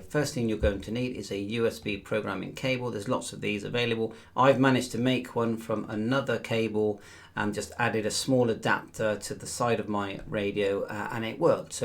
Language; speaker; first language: English; native; English